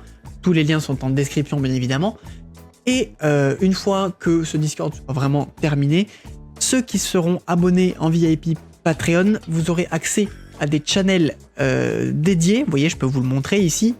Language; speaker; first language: French; native; French